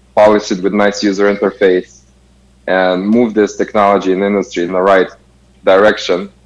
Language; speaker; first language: English; non-native, fluent; Kazakh